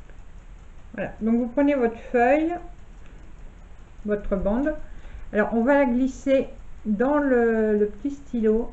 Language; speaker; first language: French; native; French